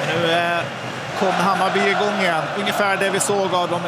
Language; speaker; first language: Swedish; native; Swedish